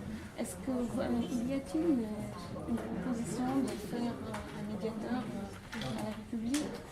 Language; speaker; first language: French; non-native, learner; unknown